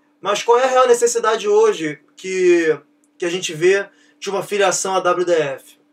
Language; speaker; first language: Portuguese; native; Portuguese